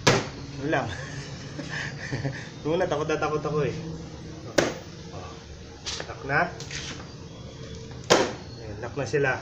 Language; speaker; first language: Filipino; native; Filipino